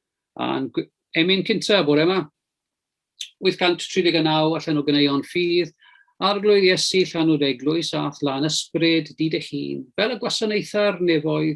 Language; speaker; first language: Welsh; native; Welsh